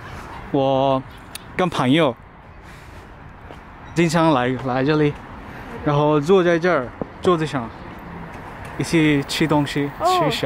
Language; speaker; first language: Chinese; non-native, learner; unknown